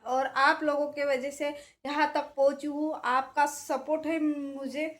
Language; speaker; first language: Hindi; non-native, local second language; Marathi